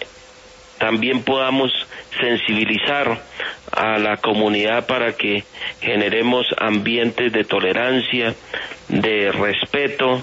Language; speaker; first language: Spanish; native; Spanish